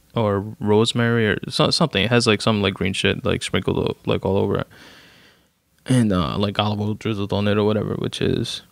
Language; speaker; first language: English; native; English